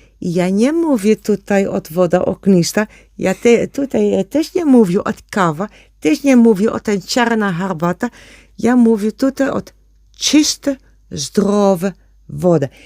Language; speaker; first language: Polish; non-native, learner; Dutch